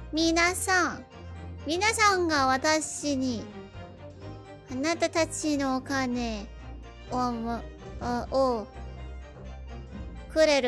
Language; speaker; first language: Japanese; non-native, learner; Filipino